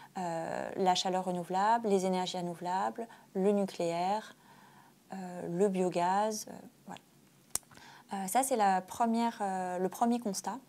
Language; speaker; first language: French; native; French